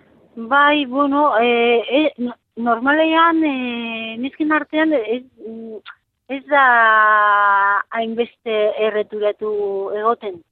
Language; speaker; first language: Basque; non-native, local second language; Spanish